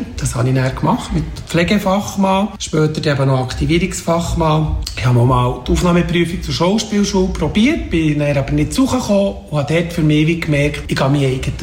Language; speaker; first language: German; native; German